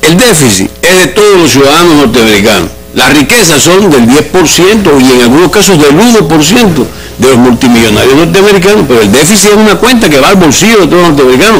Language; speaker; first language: Spanish; native; Spanish